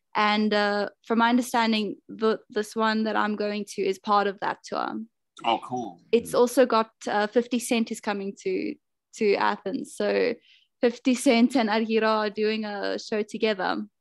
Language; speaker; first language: English; native; English